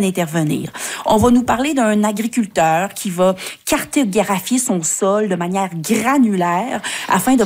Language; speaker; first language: French; native; French